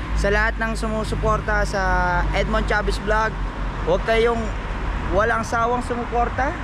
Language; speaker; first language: Filipino; native; Filipino